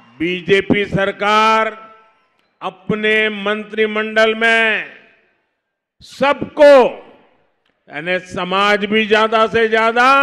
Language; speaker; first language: Hindi; non-native, local second language; Gujarati